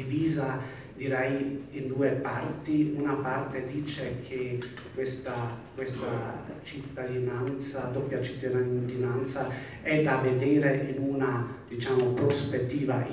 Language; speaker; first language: Italian; non-native, fluent; German